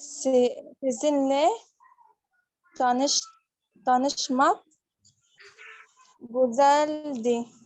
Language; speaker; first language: Turkish; non-native, learner; Arabic